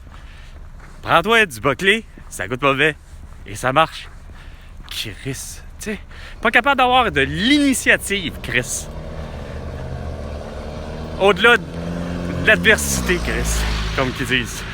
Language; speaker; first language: French; native; French